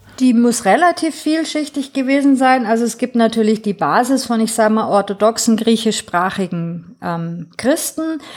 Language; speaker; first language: German; non-native, fluent; Greek